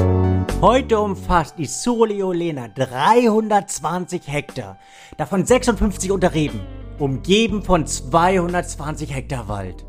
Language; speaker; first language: German; native; German